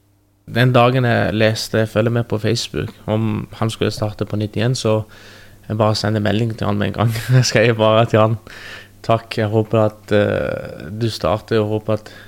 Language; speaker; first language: Norwegian; early bilingual, other home language; Persian